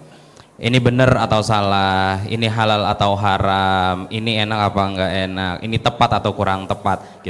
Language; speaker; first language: Indonesian; native; Indonesian